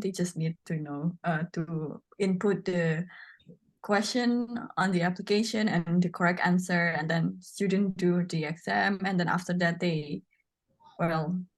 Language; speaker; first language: English; non-native, learner; Indonesian